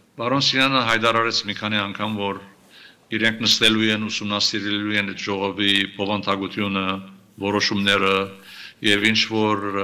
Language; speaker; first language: Armenian; early bilingual, heritage; Armenian